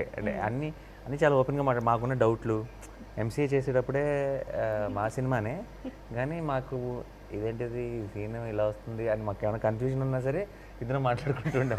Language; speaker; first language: Telugu; native; Telugu